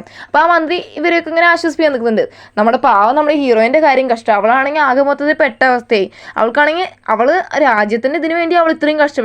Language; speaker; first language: Malayalam; native; Malayalam